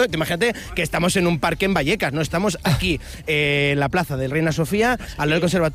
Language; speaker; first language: Spanish; native; Spanish